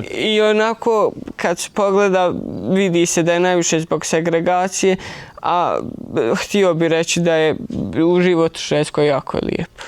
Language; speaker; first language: Bosnian; early bilingual, heritage; Bosnian